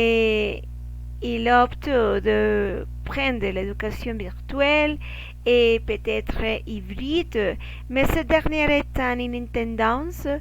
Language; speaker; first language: French; non-native, learner; Spanish